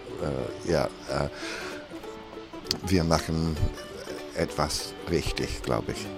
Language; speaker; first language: German; non-native, learner; English